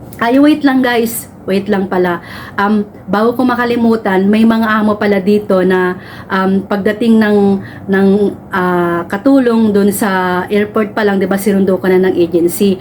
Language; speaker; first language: Filipino; native; Filipino